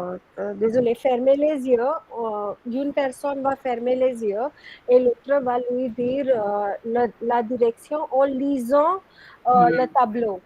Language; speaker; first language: French; non-native, fluent; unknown